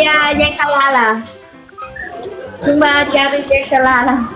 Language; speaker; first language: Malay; non-native, learner; Vietnamese